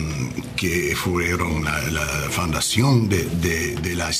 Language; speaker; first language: Spanish; non-native, learner; English